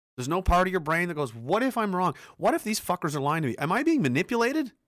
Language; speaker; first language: English; early bilingual, other home language; Danish